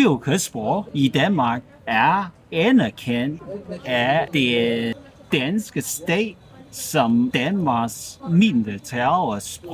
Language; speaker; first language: Danish; non-native, learner; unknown